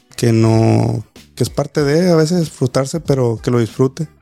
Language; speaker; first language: Spanish; native; Spanish